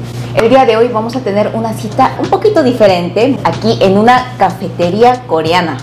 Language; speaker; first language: Spanish; non-native, fluent; Korean